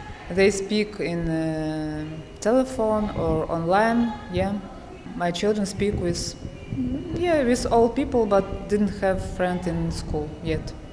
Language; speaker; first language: English; non-native, learner; Ukrainian